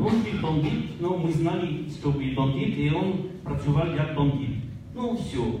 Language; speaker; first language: Ukrainian; non-native, learner; French